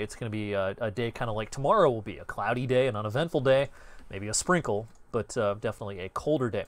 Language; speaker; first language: English; native; English